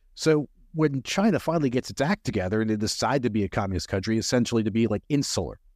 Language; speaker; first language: English; early bilingual, other home language; Hindi